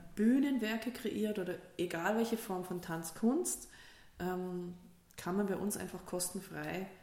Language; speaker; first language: German; early bilingual, other home language; Russian